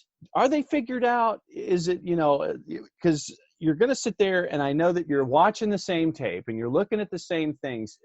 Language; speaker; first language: English; native; English